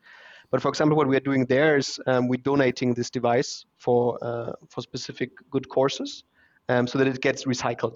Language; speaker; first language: English; non-native, fluent; German